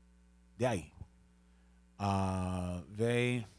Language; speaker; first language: Portuguese; non-native, learner; Spanish